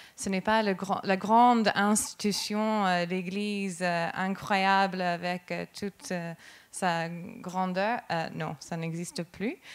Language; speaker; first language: French; non-native, fluent; English